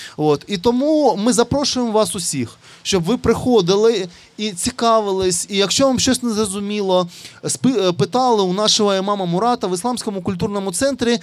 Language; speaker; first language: Ukrainian; non-native, local second language; Russian